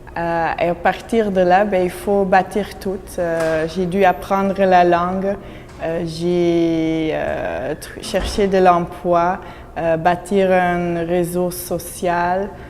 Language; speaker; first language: French; non-native, local second language; Dutch